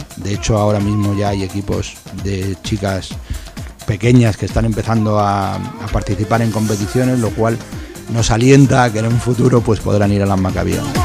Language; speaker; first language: Spanish; native; Spanish